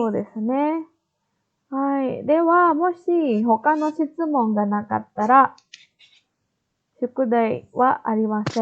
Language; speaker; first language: Japanese; non-native, fluent; Indonesian